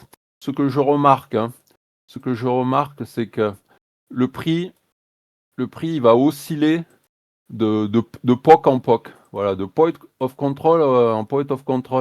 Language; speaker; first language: French; native; French